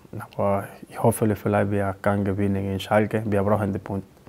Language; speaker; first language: German; non-native, learner; Spanish